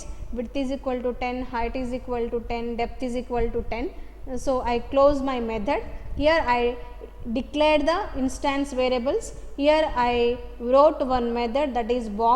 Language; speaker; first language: English; non-native, local second language; Telugu